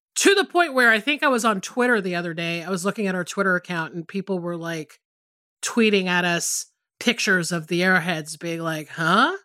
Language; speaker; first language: English; native; English